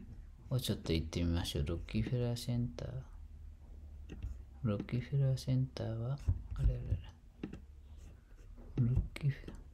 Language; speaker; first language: Japanese; non-native, fluent; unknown